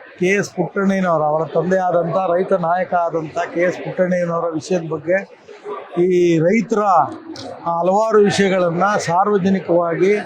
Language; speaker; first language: Kannada; native; Kannada